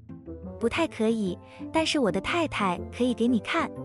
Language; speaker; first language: Chinese; non-native, learner; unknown